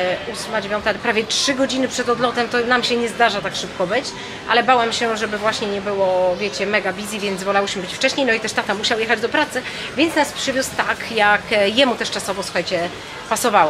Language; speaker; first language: Polish; native; Polish